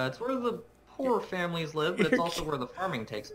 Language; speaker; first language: English; native; English